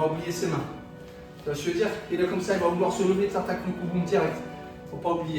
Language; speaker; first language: French; native; French